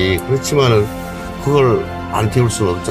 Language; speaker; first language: Korean; native; Korean